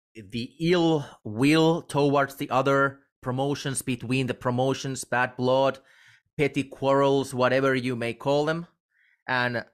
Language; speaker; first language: English; non-native, fluent; Finnish